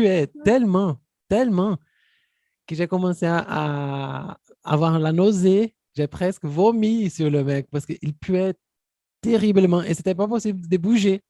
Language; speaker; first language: French; non-native, fluent; Portuguese